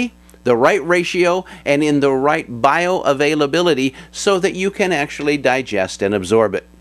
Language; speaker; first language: English; native; English